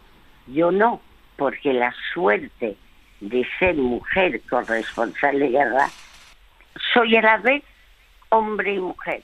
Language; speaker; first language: Spanish; early bilingual, other home language; French